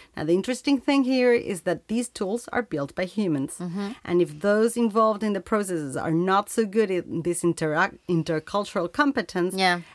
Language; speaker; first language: English; non-native, fluent; Spanish